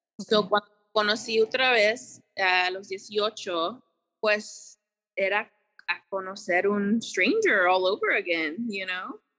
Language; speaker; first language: Spanish; early bilingual, heritage; Spanish